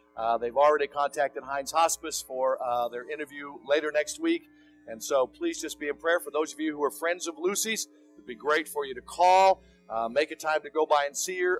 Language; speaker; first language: English; native; English